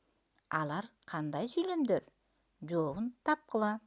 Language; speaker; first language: Kyrgyz; native; Kyrgyz